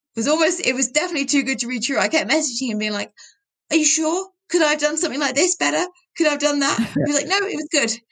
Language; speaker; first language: English; native; English